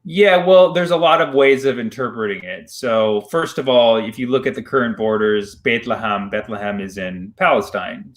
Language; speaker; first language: English; early bilingual, other home language; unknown